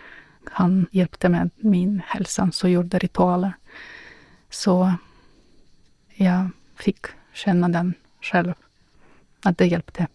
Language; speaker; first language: Swedish; non-native, fluent; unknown